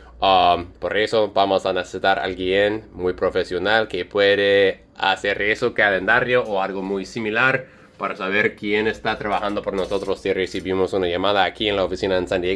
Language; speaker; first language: Spanish; non-native, learner; English